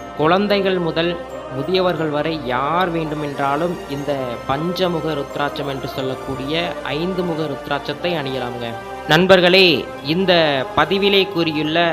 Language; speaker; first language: Tamil; native; Tamil